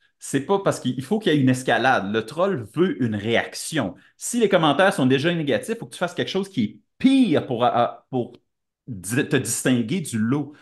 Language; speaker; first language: French; native; French